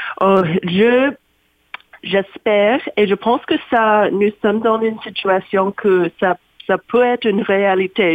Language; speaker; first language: French; non-native, learner; English